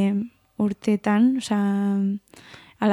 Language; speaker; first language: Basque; non-native, local second language; Spanish